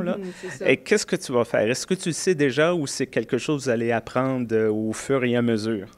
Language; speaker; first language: French; native; French